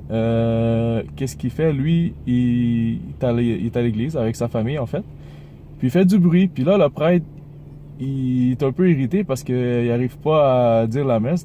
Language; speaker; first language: French; native; French